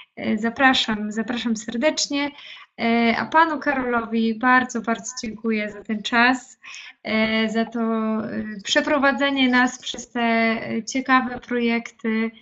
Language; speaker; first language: Polish; native; Polish